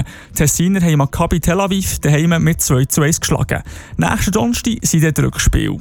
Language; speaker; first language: German; native; German